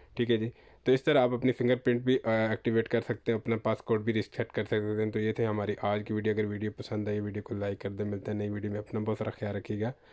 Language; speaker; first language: Urdu; non-native, local second language; Punjabi